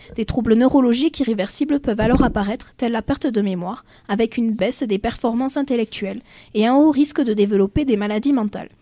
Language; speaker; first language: French; native; French